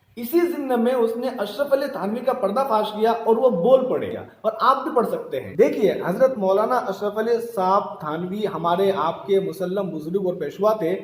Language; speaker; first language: Urdu; native; Urdu